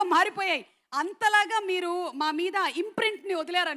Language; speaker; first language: Telugu; native; Telugu